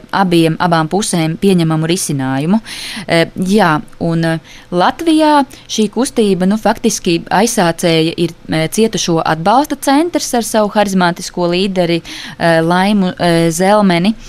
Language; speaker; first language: Latvian; native; Latvian